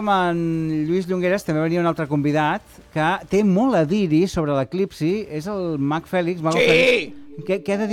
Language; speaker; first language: Catalan; native; Catalan